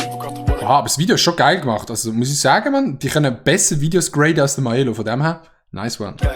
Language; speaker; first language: German; native; German